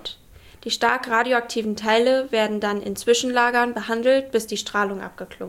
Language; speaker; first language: German; native; German